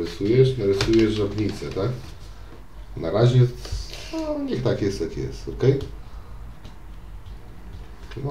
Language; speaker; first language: Polish; native; Polish